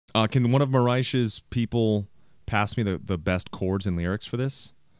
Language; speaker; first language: English; native; English